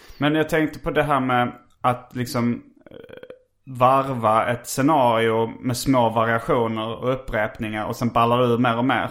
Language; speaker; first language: Swedish; native; Swedish